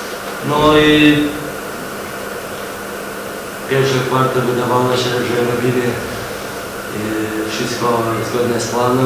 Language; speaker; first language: Polish; non-native, fluent; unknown